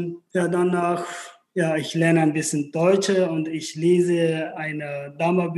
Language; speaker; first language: German; non-native, learner; Tibetan